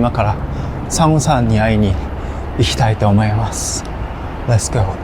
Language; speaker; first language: Japanese; non-native, fluent; Korean